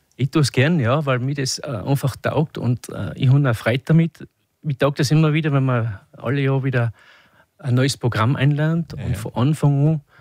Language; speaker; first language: German; native; German